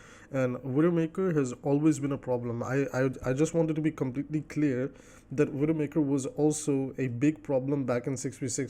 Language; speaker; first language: English; native; English